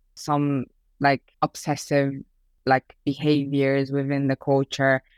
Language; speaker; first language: English; early bilingual, other home language; Persian